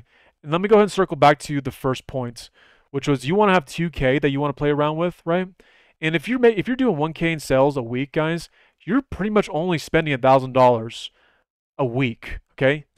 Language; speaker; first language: English; native; English